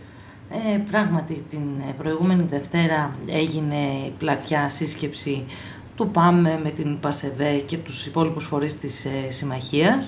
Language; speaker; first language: Greek; native; Greek